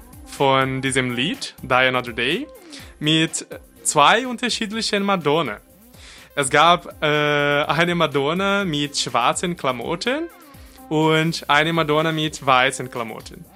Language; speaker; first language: German; non-native, fluent; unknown